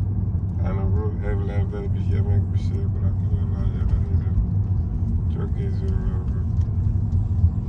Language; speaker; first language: Turkish; non-native, fluent; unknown